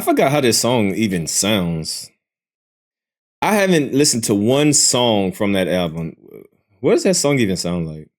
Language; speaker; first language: English; native; English